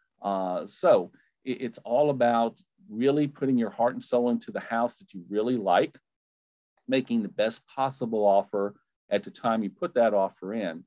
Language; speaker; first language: English; native; English